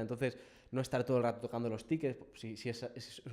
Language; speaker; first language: Spanish; native; Spanish